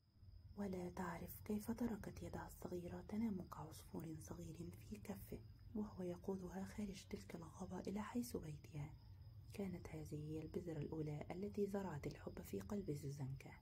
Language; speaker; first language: Arabic; native; Arabic